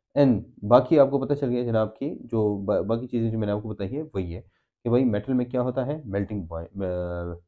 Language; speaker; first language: Urdu; non-native, local second language; Pashto